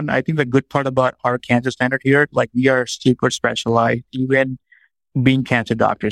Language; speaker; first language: English; non-native, local second language; Urdu